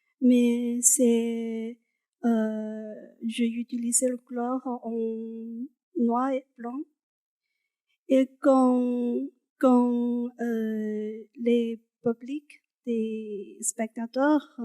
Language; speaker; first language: French; non-native, learner; Chinese